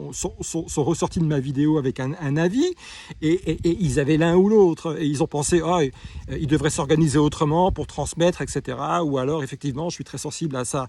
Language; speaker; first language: French; native; French